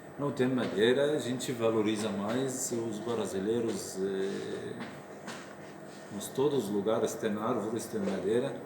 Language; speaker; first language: Portuguese; non-native, learner; Arabic